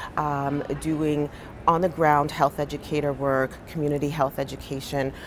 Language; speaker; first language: English; native; English